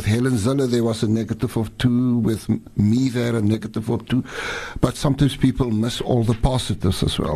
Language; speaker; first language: English; non-native, local second language; Afrikaans